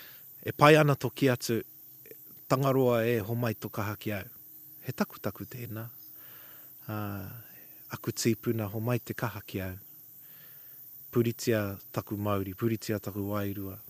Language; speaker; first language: Māori; non-native, local second language; English